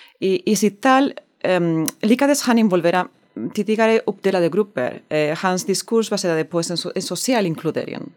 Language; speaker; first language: Swedish; non-native, learner; Spanish